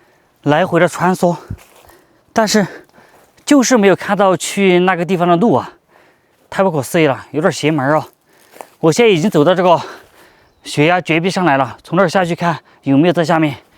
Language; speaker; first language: Chinese; native; Chinese